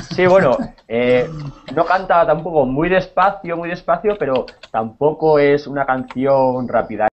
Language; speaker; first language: Spanish; native; Spanish